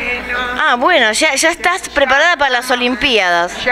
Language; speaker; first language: Spanish; native; Spanish